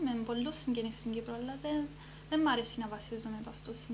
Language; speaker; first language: Greek; early bilingual, heritage; Greek